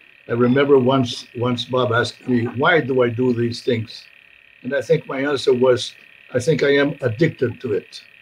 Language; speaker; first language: English; non-native, fluent; Portuguese